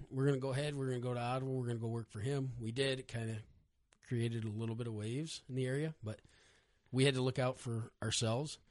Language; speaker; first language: English; native; English